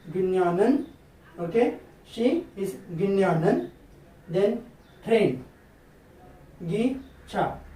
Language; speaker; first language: Korean; non-native, learner; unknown